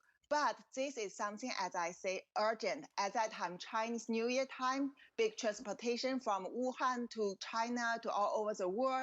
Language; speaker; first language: English; non-native, fluent; Chinese